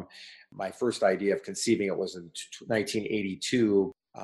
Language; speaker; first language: English; native; English